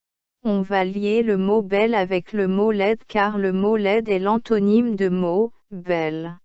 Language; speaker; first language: French; non-native, local second language; Arabic